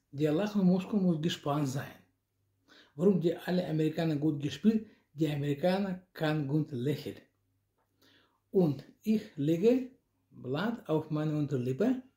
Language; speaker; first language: German; non-native, learner; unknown